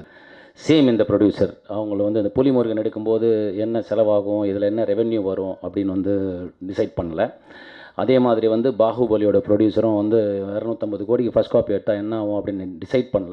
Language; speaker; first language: Tamil; native; Tamil